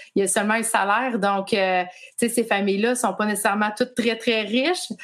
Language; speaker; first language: French; native; French